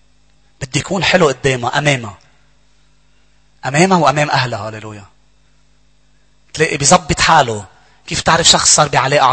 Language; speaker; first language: Arabic; native; Arabic